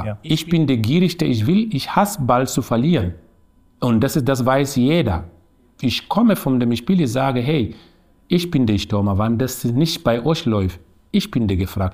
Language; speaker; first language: German; non-native, learner; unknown